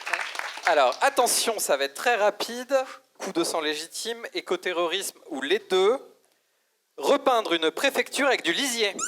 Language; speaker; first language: French; native; French